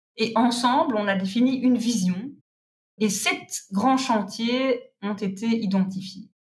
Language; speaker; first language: French; native; French